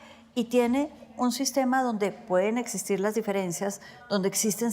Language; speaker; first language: Spanish; native; Spanish